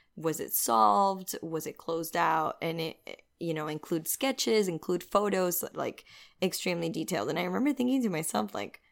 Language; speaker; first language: English; non-native, fluent; Spanish